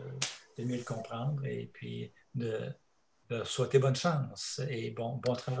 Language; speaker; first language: French; native; French